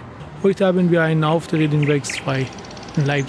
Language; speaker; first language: German; non-native, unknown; Persian